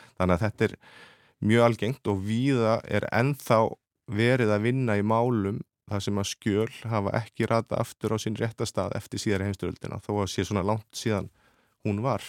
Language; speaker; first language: Icelandic; native; Icelandic